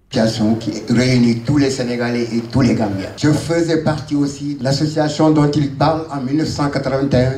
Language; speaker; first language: French; non-native, local second language; Wolof